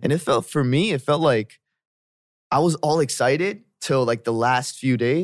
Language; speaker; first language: English; early bilingual, other home language; Korean